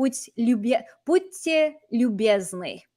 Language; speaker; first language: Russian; non-native, fluent; English